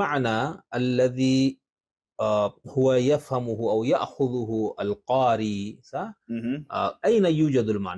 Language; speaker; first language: Arabic; non-native, fluent; Urdu